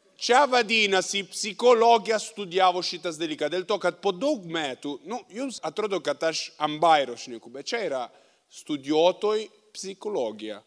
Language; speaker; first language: Lithuanian; non-native, fluent; Italian